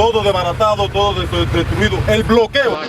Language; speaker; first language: Spanish; native; Spanish